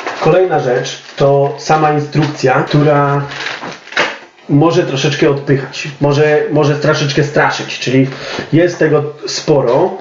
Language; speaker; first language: Polish; native; Polish